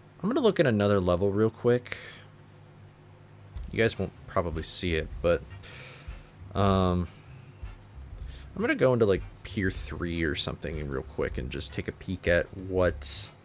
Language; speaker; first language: English; native; English